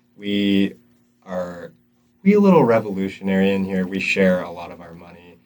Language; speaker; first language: English; native; English